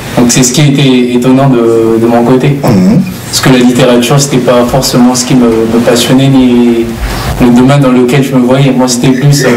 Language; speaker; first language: French; native; French